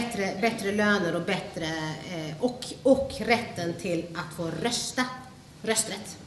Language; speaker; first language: Swedish; early bilingual, other home language; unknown